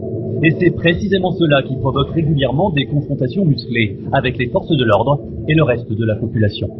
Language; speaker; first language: French; native; French